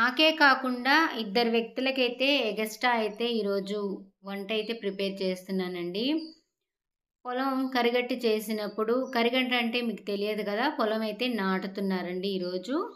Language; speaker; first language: Telugu; native; Telugu